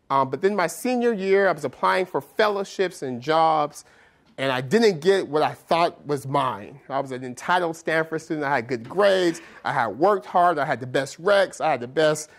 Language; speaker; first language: English; native; English